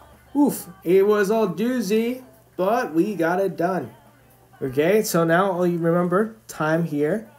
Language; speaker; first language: English; native; English